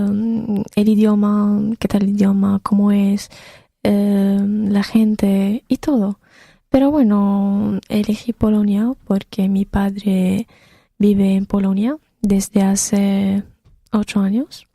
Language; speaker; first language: Spanish; non-native, fluent; Arabic